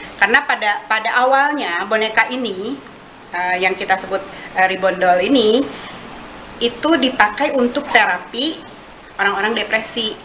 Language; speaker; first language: Indonesian; native; Indonesian